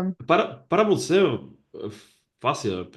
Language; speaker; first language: Portuguese; non-native, fluent; Basque